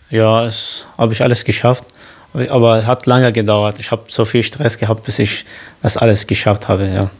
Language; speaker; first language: German; non-native, learner; Arabic